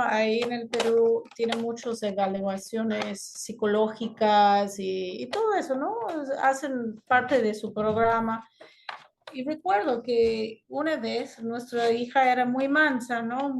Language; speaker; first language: Spanish; non-native, fluent; English